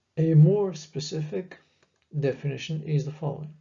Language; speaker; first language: English; non-native, fluent; French